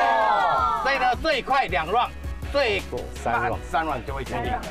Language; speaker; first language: Chinese; native; Chinese